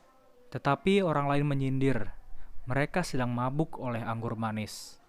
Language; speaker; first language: Indonesian; native; Indonesian